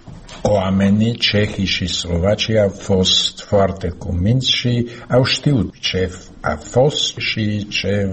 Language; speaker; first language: Romanian; non-native, learner; Slovak